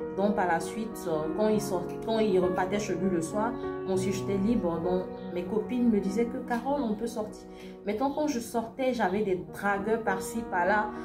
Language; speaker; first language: French; native; French